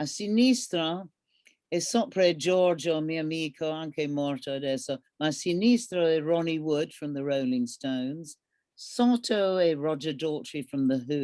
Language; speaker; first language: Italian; non-native, learner; English